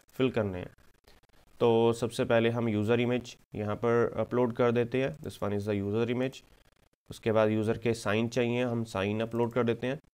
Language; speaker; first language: Hindi; non-native, local second language; Punjabi